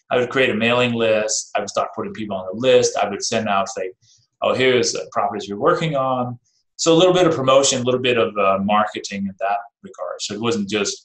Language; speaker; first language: English; non-native, fluent; Danish